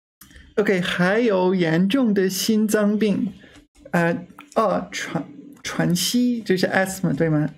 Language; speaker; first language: Chinese; non-native, learner; English